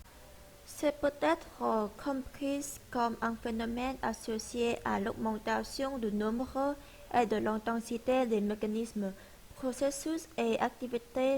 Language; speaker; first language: French; non-native, learner; Vietnamese